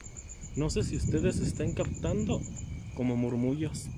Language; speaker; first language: Spanish; native; Spanish